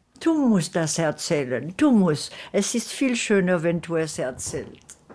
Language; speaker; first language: German; non-native, fluent; French